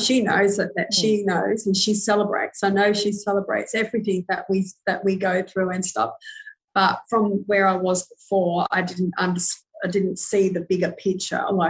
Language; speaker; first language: English; native; English